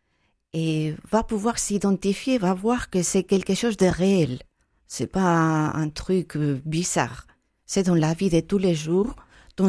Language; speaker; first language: French; non-native, fluent; Spanish